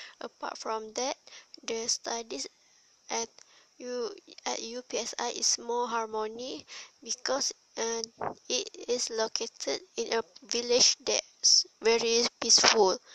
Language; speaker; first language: English; non-native, learner; Malay